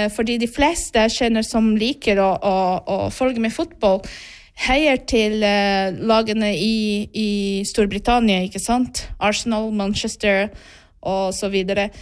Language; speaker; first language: Norwegian; non-native, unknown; Portuguese